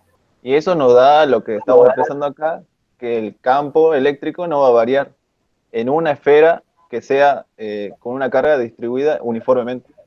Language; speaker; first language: Spanish; native; Spanish